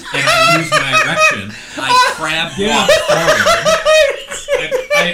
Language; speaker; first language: English; native; English